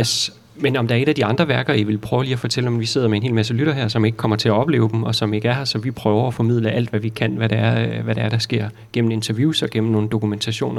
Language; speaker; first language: Danish; native; Danish